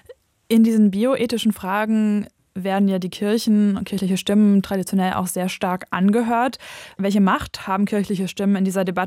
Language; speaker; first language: German; native; German